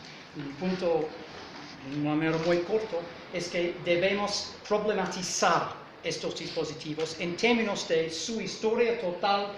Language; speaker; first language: Spanish; non-native, fluent; English